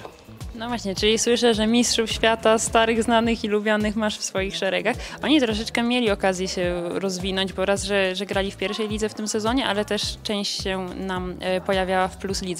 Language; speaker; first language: Polish; native; Polish